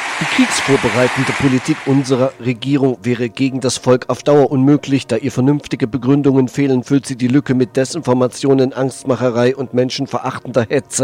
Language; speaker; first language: German; native; German